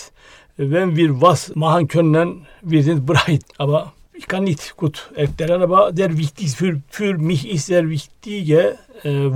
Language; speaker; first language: German; non-native, learner; Turkish